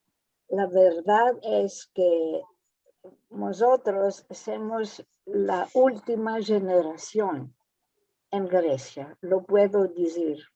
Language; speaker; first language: Spanish; early bilingual, heritage; Ladino